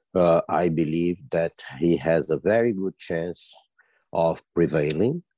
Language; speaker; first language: English; non-native, fluent; Portuguese